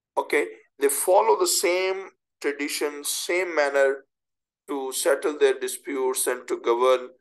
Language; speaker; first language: English; non-native, local second language; Urdu